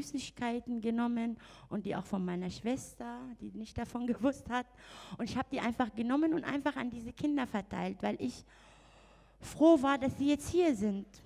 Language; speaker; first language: German; non-native, fluent; Arabic